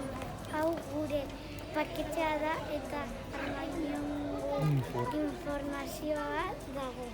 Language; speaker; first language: Basque; non-native, local second language; Spanish